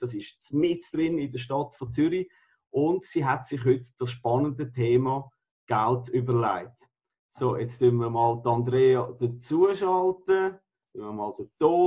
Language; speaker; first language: German; native; German